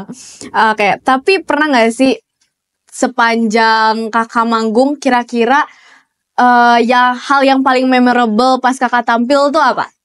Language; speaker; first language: Indonesian; native; Indonesian